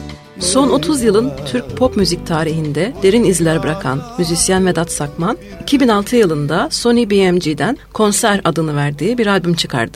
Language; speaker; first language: Turkish; native; Turkish